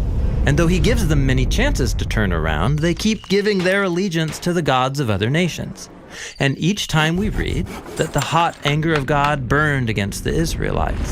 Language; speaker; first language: English; native; English